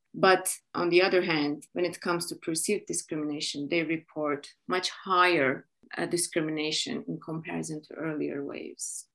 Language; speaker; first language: English; non-native, fluent; Turkish